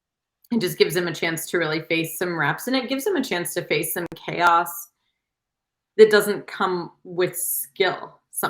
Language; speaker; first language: English; native; English